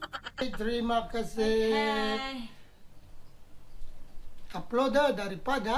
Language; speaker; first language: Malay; non-native, learner; Filipino